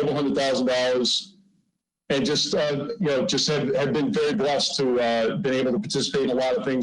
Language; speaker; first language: English; native; English